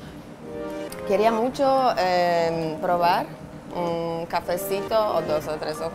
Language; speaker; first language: Spanish; non-native, learner; Polish